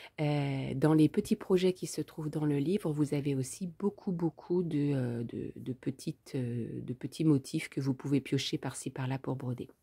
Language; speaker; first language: French; native; French